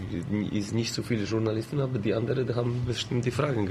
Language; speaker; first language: German; non-native, learner; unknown